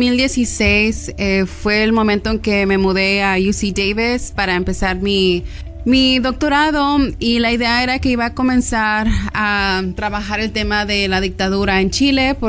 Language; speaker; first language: Spanish; early bilingual, heritage; Spanish